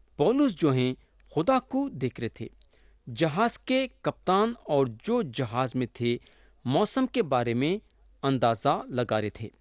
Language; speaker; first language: Urdu; native; Urdu